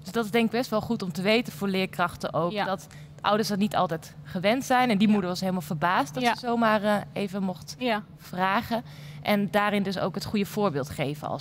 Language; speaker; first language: Dutch; native; Dutch